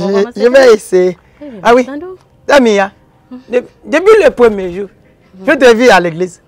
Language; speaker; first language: French; non-native, local second language; Haitian Creole